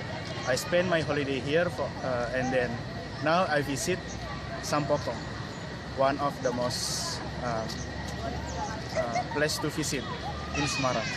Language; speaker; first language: English; non-native, learner; Indonesian